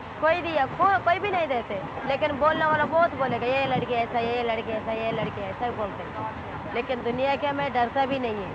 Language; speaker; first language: Hindi; non-native, local second language; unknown